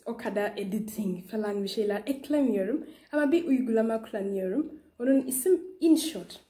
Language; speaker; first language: Turkish; non-native, learner; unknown